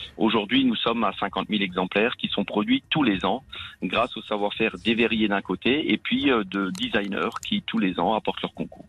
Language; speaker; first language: French; native; French